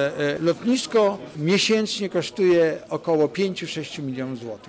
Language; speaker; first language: Polish; native; Polish